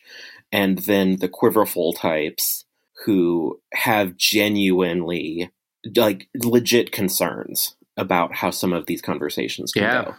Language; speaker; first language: English; native; English